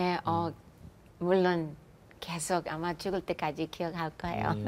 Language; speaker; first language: Korean; non-native, fluent; English